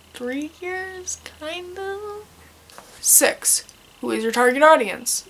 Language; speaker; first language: English; native; English